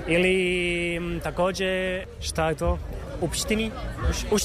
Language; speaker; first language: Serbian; non-native, learner; Spanish